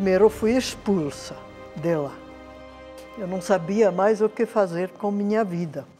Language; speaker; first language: Portuguese; non-native, fluent; Hungarian